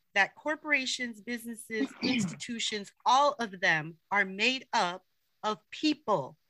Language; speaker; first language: English; native; English